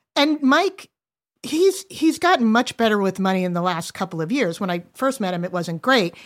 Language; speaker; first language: English; native; English